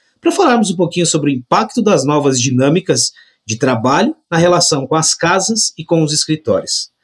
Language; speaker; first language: Portuguese; native; Portuguese